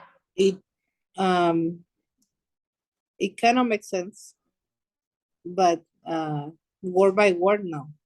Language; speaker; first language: English; early bilingual, other home language; Spanish